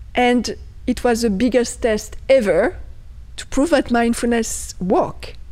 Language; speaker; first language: English; non-native, fluent; French